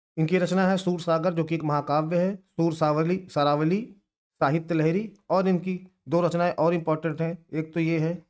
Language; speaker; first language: Hindi; native; Hindi